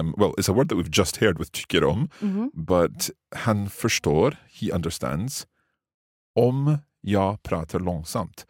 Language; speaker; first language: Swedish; non-native, learner; English